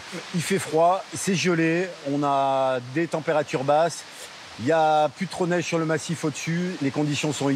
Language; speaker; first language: French; native; French